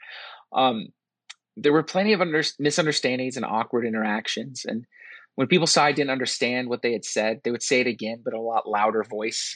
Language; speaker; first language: English; native; English